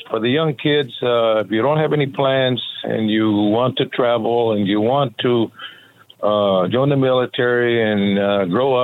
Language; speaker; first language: English; native; English